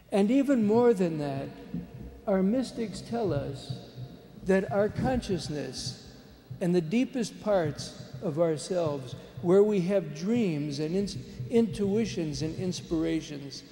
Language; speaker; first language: English; native; English